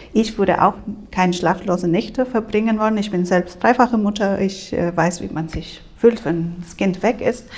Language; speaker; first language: German; non-native, fluent; Spanish